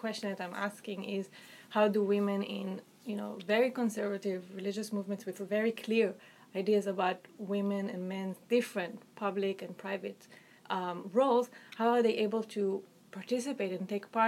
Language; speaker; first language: English; non-native, fluent; Hebrew